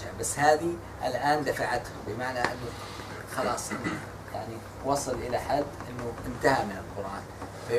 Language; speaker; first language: Arabic; native; Arabic